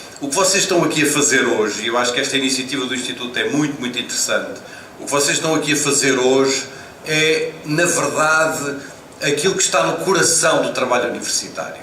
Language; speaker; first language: Portuguese; native; Portuguese